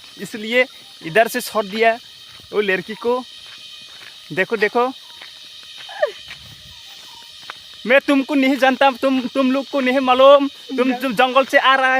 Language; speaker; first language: Hindi; non-native, local second language; Kok Borok